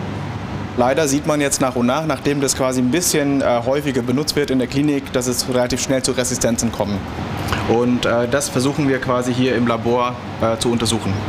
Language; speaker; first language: German; native; German